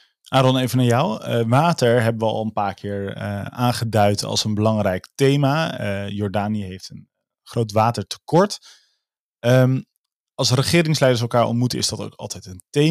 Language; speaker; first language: Dutch; native; Dutch